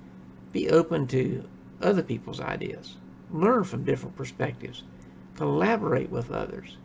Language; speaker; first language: English; native; English